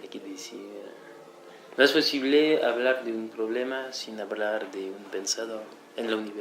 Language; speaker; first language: Spanish; non-native, fluent; French